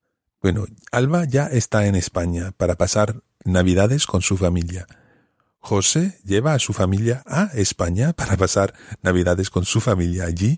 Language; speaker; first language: Spanish; non-native, fluent; English